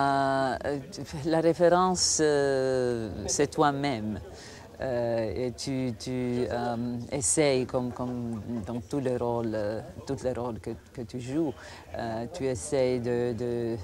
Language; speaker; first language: French; non-native, fluent; Croatian